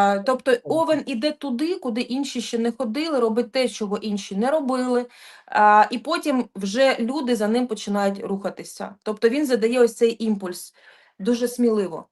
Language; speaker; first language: Ukrainian; non-native, local second language; Russian